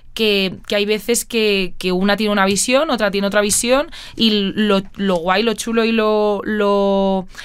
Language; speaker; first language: Spanish; native; Spanish